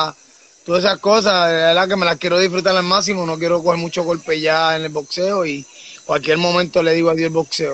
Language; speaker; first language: Spanish; native; Spanish